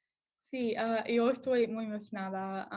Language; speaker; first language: Spanish; non-native, learner; English